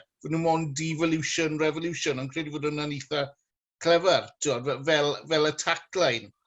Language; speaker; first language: Welsh; native; Welsh